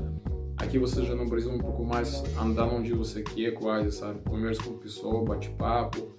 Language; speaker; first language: Portuguese; non-native, learner; Russian